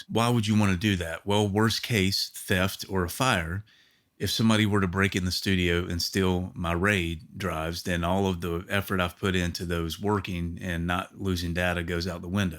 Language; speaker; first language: English; native; English